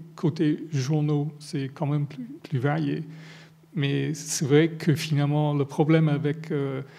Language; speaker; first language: French; non-native, fluent; English